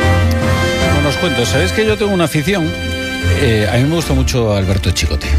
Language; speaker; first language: Spanish; native; Spanish